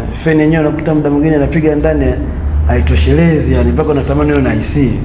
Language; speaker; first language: Swahili; native; Swahili